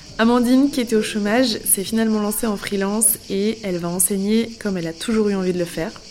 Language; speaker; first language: French; native; French